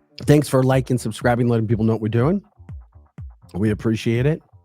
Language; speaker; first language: English; native; English